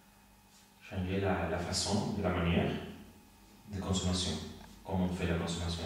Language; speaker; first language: French; non-native, learner; Spanish